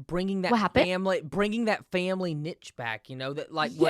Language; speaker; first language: English; native; English